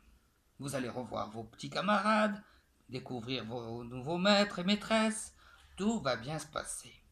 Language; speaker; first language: French; native; French